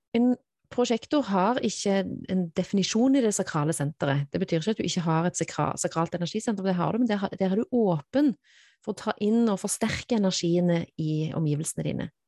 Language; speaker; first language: Norwegian; native; Norwegian